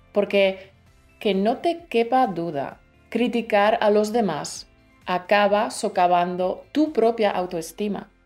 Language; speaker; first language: Spanish; native; Spanish